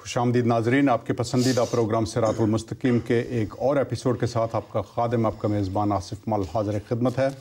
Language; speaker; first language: Urdu; non-native, local second language; Punjabi